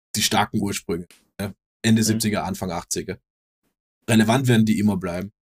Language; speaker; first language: German; non-native, fluent; Danish